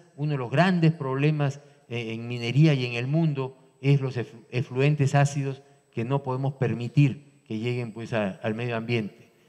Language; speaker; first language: Spanish; native; Spanish